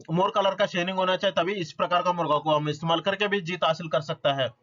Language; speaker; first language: Hindi; non-native, local second language; Telugu